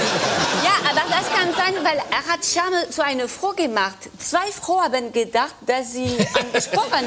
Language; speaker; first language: German; non-native, fluent; French